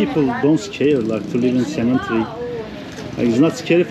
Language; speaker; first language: English; non-native, learner; Turkish